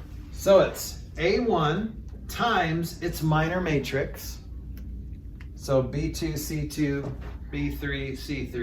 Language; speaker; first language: English; native; English